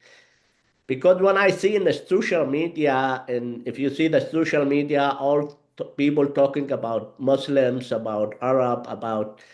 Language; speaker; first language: English; non-native, learner; Arabic